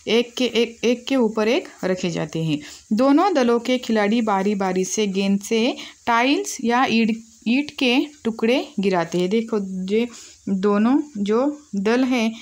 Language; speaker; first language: Hindi; non-native, local second language; Marathi